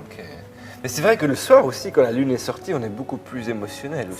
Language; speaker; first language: French; native; French